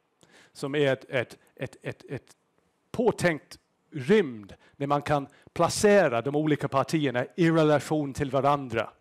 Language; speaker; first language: Swedish; non-native, fluent; English